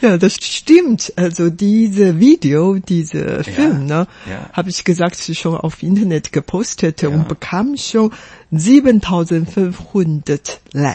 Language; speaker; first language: German; non-native, fluent; Chinese